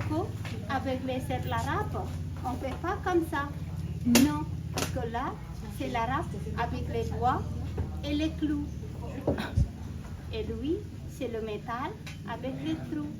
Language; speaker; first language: French; non-native, learner; Indonesian